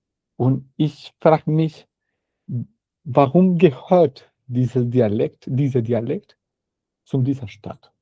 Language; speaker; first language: German; non-native, learner; Spanish